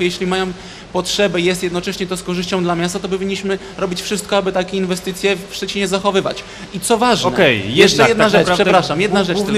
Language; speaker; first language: Polish; native; Polish